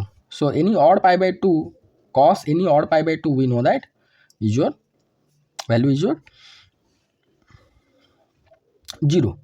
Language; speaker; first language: English; non-native, local second language; Odia